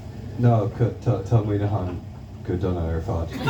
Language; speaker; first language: Irish; non-native, local second language; English